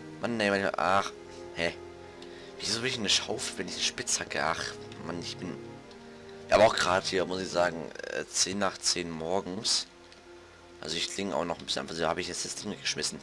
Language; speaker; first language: German; native; German